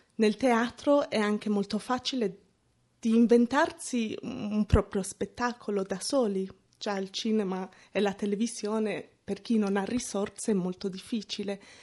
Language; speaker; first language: Italian; non-native, fluent; English